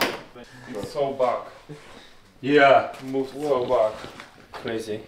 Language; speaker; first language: English; non-native, learner; Czech